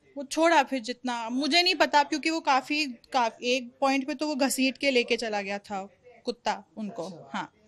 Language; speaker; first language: Hindi; native; Hindi